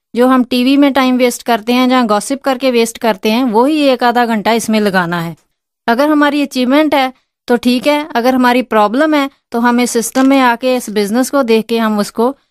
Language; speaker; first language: Hindi; non-native, local second language; Punjabi